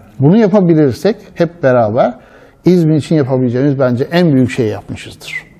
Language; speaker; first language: Turkish; non-native, fluent; Persian